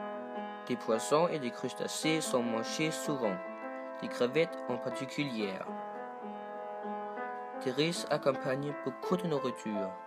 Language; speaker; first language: French; non-native, learner; Danish